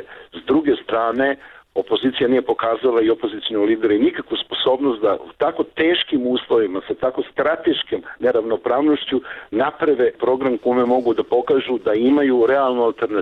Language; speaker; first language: Serbian; native; Serbian